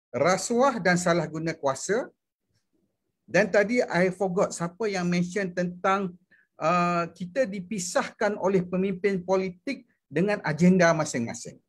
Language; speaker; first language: Malay; native; Malay